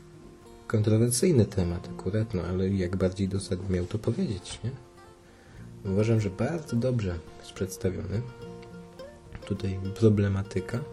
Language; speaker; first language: Polish; native; Polish